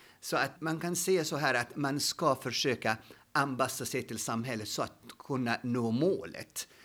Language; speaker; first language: Swedish; non-native, fluent; Arabic